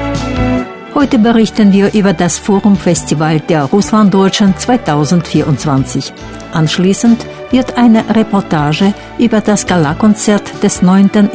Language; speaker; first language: German; non-native, fluent; Russian